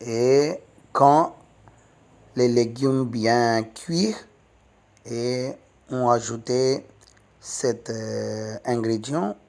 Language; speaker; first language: French; non-native, learner; Tamil